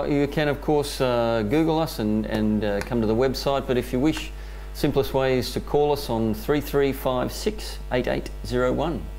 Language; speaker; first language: English; native; English